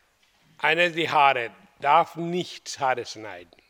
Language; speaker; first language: German; non-native, learner; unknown